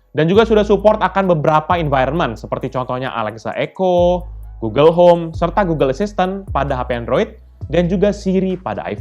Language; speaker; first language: Indonesian; native; Indonesian